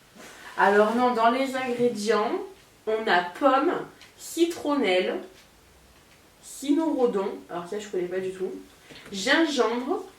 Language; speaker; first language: French; native; French